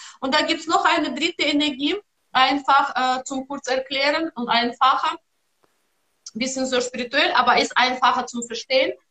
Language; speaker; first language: German; non-native, learner; Russian